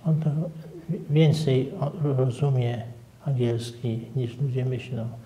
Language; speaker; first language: Polish; early bilingual, heritage; Polish